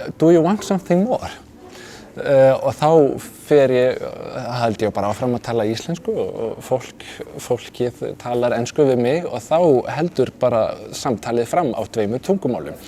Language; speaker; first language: Icelandic; non-native, fluent; Danish